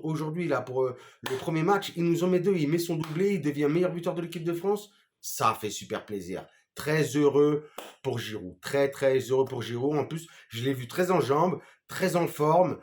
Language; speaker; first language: French; native; French